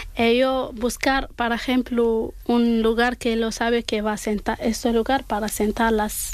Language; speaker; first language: Spanish; non-native, learner; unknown